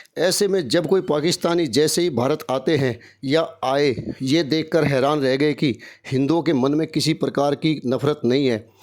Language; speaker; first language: Hindi; native; Hindi